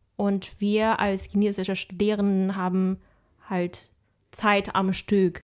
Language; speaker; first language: German; non-native, fluent; Chinese